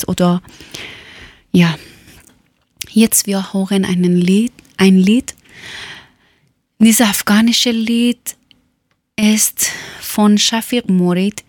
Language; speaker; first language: German; non-native, learner; Persian